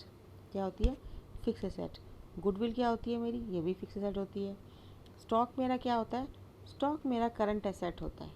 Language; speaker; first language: Hindi; native; Hindi